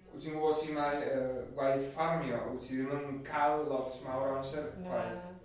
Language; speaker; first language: Welsh; non-native, fluent; Spanish